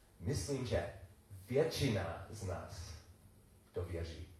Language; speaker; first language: Czech; non-native, learner; English